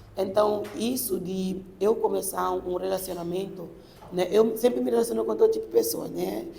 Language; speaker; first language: Portuguese; non-native, local second language; Upper Guinea Crioulo